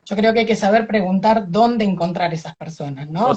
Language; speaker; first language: Spanish; native; Spanish